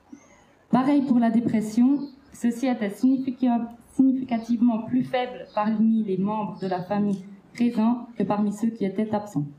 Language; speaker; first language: French; native; French